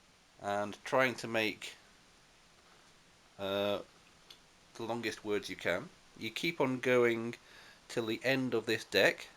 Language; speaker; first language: English; native; English